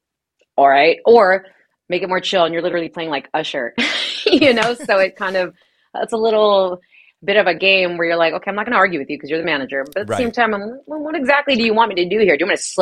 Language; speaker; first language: English; native; English